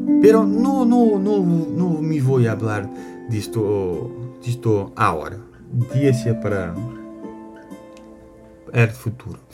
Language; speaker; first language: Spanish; non-native, learner; Portuguese